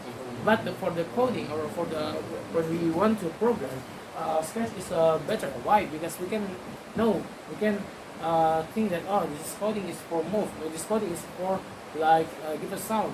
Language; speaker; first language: English; non-native, learner; Indonesian